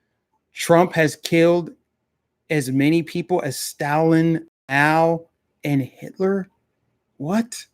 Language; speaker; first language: English; native; English